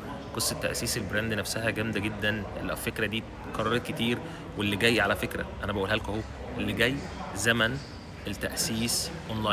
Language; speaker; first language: Arabic; native; Arabic